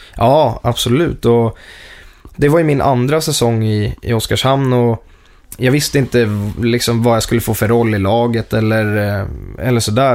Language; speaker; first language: Swedish; native; Swedish